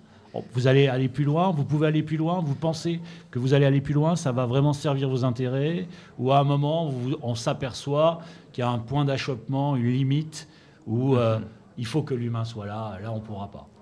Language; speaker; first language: French; native; French